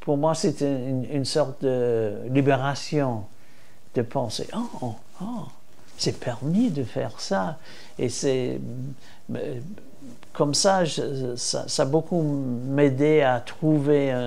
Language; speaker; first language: French; non-native, fluent; English